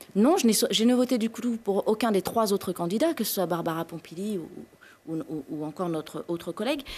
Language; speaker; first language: French; native; French